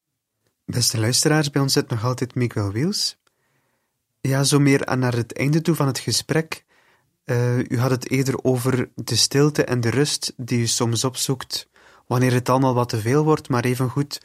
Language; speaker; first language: Dutch; native; Dutch